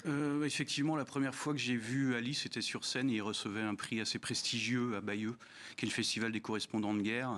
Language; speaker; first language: French; native; French